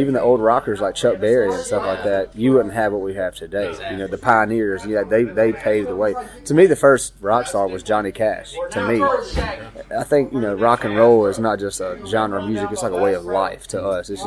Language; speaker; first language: English; native; English